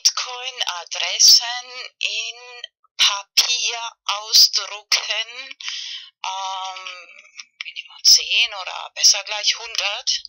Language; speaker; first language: German; non-native, fluent; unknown